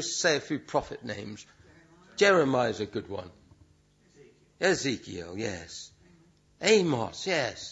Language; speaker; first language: English; native; English